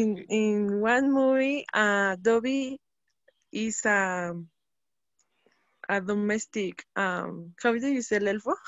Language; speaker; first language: English; non-native, learner; Spanish